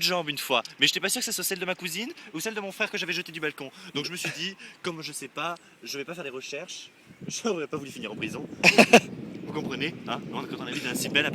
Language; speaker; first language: French; native; French